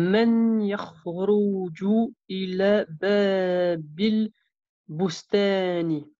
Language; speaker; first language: Arabic; non-native, learner; French